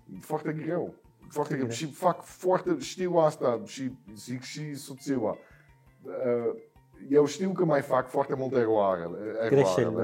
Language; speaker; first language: Romanian; non-native, learner; Dutch